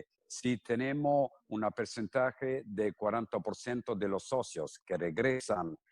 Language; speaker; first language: Spanish; non-native, fluent; Italian